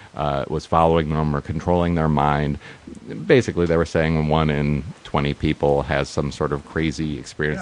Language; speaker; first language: English; native; English